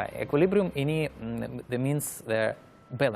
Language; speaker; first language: English; non-native, learner; Russian